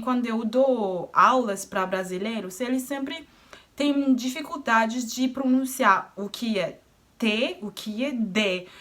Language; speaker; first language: Portuguese; non-native, fluent; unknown